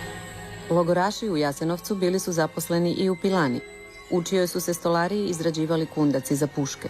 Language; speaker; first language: Croatian; native; Croatian